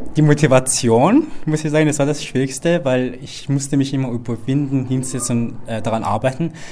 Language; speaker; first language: German; early bilingual, other home language; Persian